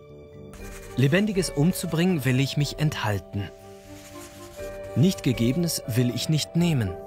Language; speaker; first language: German; native; German